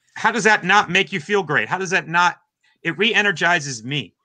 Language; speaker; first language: English; native; English